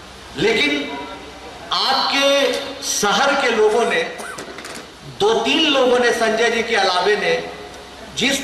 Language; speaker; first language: Hindi; native; Hindi